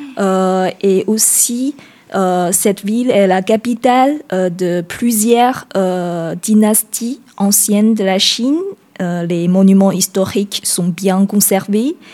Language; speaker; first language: French; non-native, learner; Chinese